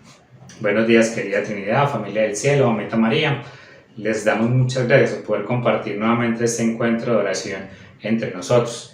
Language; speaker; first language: Spanish; native; Spanish